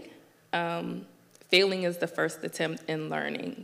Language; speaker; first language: English; native; English